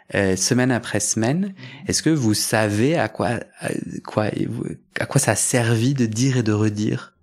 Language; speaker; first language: French; early bilingual, other home language; Spanish